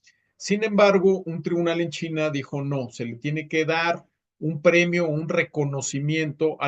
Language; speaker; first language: Spanish; native; Spanish